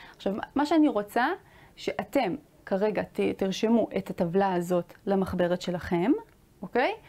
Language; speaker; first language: Hebrew; native; Hebrew